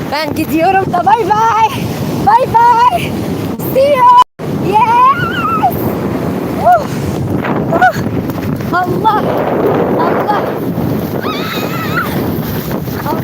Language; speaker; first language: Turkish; non-native, learner; Arabic